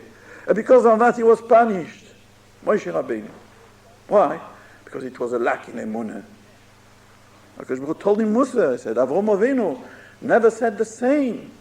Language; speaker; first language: English; non-native, fluent; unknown